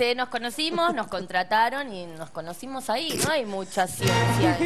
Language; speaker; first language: Spanish; native; Spanish